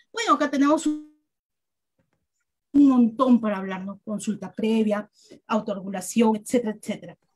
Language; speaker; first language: Spanish; native; Spanish